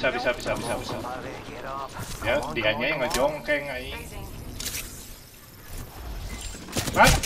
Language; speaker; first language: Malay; non-native, local second language; Sundanese